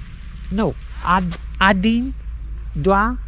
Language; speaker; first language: Russian; non-native, learner; Hindi